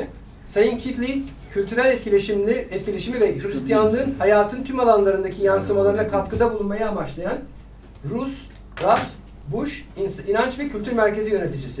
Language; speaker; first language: Turkish; native; Turkish